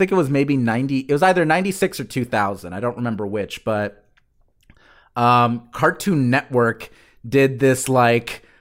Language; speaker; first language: English; early bilingual, other home language; Spanish